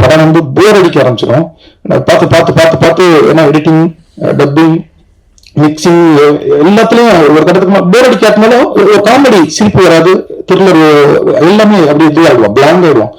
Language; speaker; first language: Tamil; native; Tamil